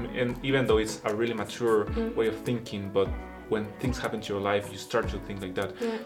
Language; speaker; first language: English; non-native, fluent; Spanish